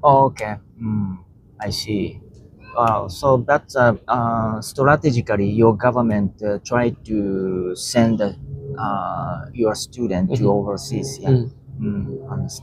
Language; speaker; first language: English; non-native, learner; Japanese